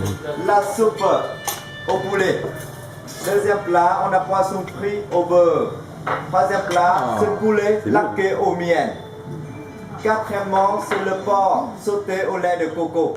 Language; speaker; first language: French; non-native, fluent; Vietnamese